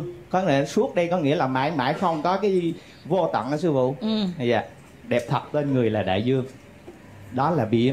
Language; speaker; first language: Vietnamese; native; Vietnamese